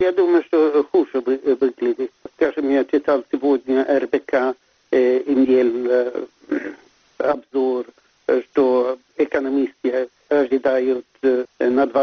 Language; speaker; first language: Russian; non-native, fluent; Swedish